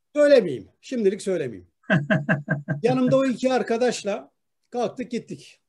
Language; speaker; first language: Turkish; non-native, local second language; Kurdish